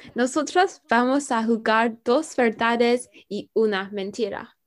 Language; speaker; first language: Spanish; non-native, learner; English